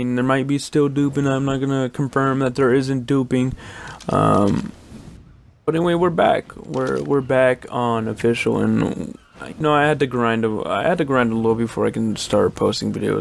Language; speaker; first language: English; native; English